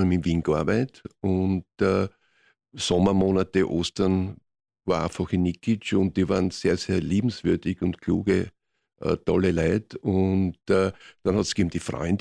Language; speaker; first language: German; non-native, local second language; Croatian